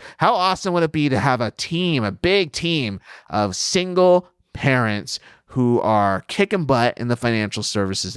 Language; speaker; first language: English; native; English